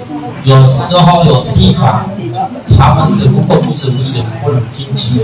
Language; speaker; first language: Chinese; non-native, learner; Indonesian